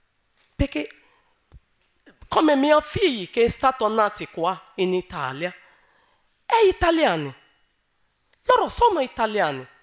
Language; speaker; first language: Italian; non-native, learner; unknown